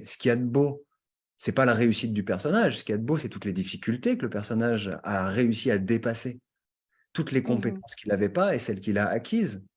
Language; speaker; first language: French; native; French